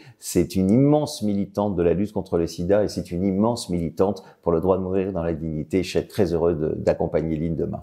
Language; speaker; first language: French; native; French